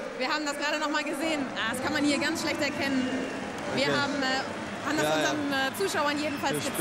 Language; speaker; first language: German; native; German